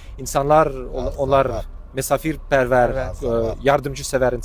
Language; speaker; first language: Turkish; non-native, fluent; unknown